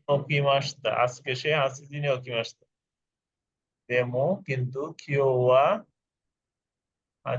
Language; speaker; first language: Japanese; non-native, fluent; Bangla